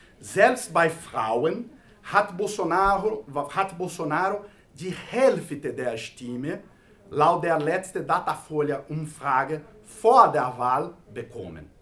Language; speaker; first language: German; non-native, fluent; Portuguese